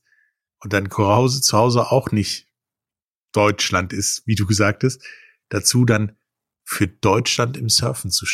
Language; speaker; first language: German; native; German